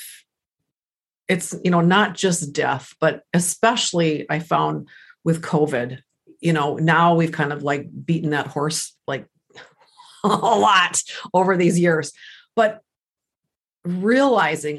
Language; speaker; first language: English; early bilingual, other home language; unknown